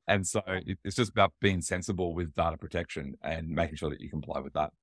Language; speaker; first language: English; native; English